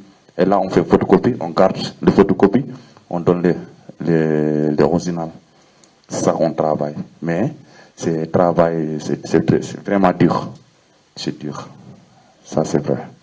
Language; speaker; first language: French; non-native, learner; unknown